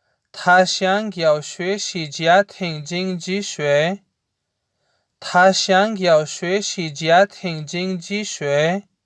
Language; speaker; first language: Chinese; non-native, learner; Urdu